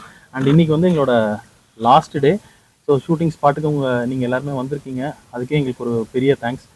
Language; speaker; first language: Tamil; native; Tamil